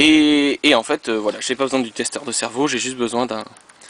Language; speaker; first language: French; native; French